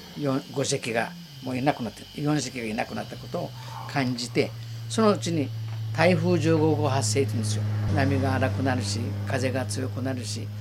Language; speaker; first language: Japanese; native; Japanese